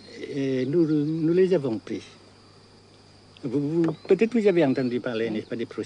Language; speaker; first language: French; non-native, fluent; Vietnamese